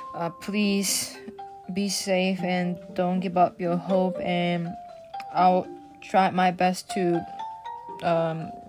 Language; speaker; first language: English; non-native, fluent; Japanese